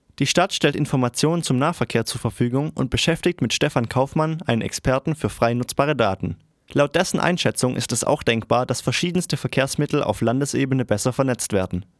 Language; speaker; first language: German; native; German